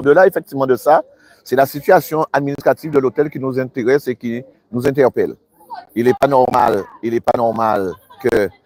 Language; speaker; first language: French; native; French